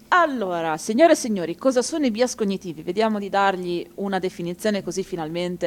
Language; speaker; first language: Italian; native; Italian